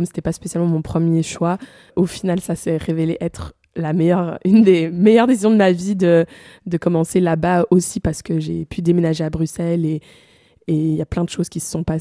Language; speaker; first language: French; native; French